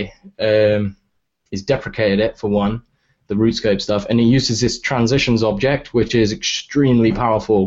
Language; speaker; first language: English; native; English